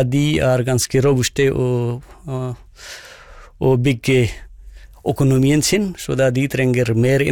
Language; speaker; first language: Norwegian; non-native, fluent; Nepali